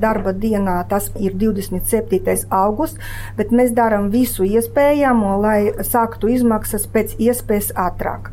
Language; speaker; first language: Latvian; non-native, local second language; Russian